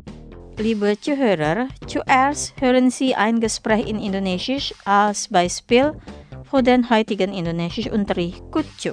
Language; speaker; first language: German; non-native, fluent; Indonesian